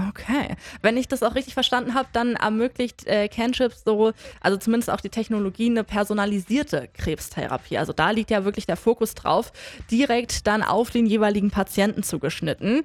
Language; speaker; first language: German; native; German